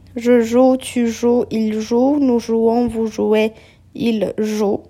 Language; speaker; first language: French; non-native, fluent; Polish